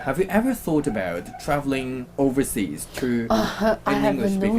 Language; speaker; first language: English; non-native, fluent; Chinese